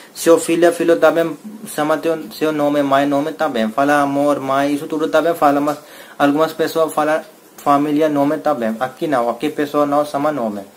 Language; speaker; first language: Portuguese; non-native, learner; Hindi